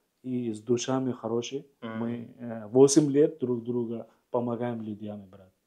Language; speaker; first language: Russian; non-native, learner; Hindi